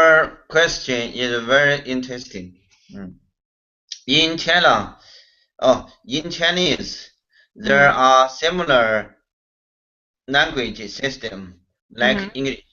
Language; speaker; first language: English; non-native, learner; Chinese